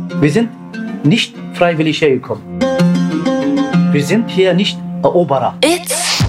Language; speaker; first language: German; non-native, fluent; Kurdish